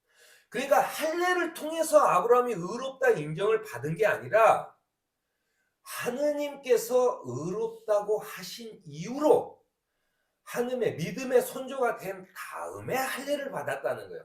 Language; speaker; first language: Korean; native; Korean